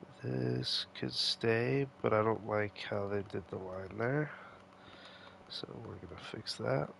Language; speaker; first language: English; native; English